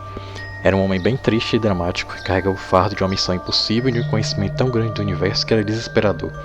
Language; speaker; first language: Portuguese; native; Portuguese